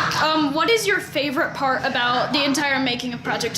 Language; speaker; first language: English; native; English